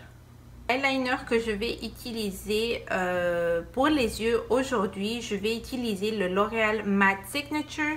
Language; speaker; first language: French; non-native, fluent; Spanish